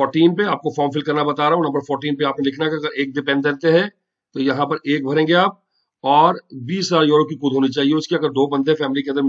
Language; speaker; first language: Hindi; non-native, local second language; Punjabi